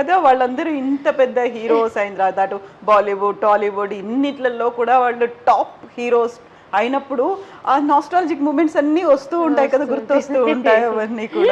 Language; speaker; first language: Telugu; native; Telugu